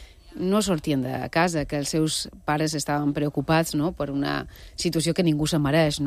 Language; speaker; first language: Catalan; native; Catalan